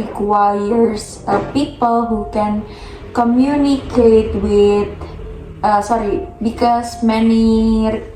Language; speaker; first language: English; non-native, learner; Indonesian